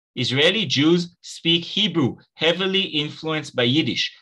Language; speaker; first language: English; non-native, fluent; Hebrew